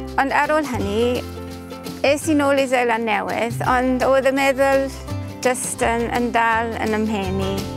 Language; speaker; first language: Welsh; non-native, learner; English